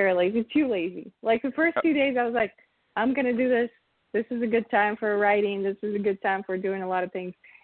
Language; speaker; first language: English; non-native, fluent; Russian